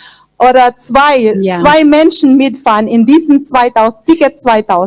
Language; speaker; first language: German; non-native, fluent; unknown